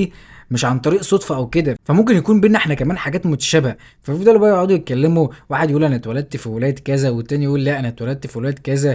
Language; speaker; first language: Arabic; native; Arabic